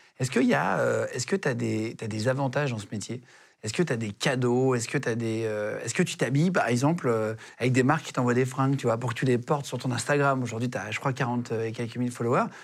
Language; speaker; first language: French; native; French